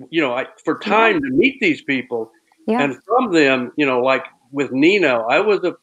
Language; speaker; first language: English; native; English